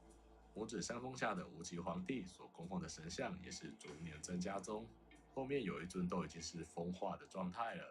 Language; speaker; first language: Chinese; native; Chinese